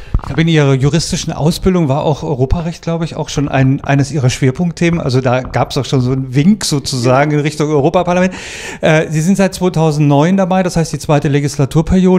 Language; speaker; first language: German; native; German